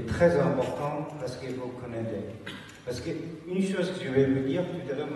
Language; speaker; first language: French; non-native, fluent; Tibetan